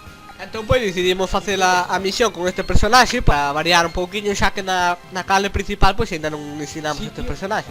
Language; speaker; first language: Galician; non-native, local second language; Spanish